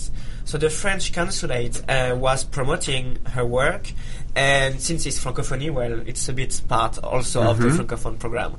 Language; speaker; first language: English; non-native, fluent; Italian